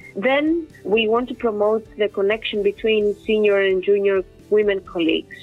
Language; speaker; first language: English; non-native, fluent; Greek